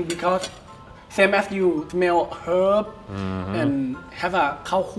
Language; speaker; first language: English; non-native, learner; Thai